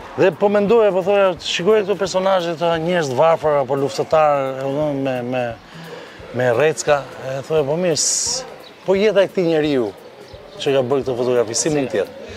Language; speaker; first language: Albanian; native; Albanian